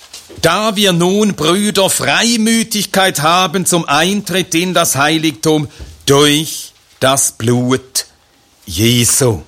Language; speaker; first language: German; native; German